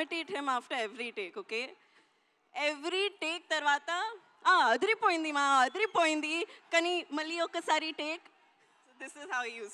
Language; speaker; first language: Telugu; non-native, learner; Hindi